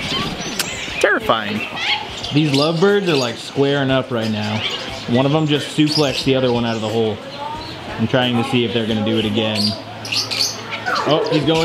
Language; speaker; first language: English; native; English